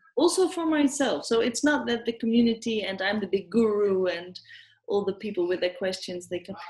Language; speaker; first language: English; non-native, fluent; Dutch